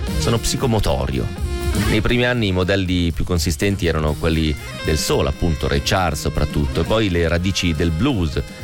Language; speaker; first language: Italian; non-native, fluent; Greek